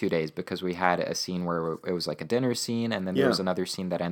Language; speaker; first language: English; non-native, fluent; Ukrainian